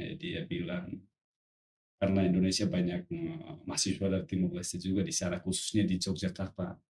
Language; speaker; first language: Indonesian; non-native, local second language; Tetum